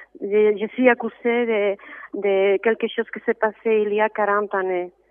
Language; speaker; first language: French; non-native, fluent; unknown